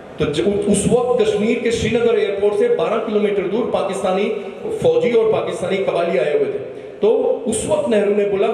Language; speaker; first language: Urdu; non-native, local second language; Kashmiri